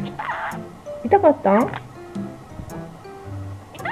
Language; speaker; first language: Japanese; native; Japanese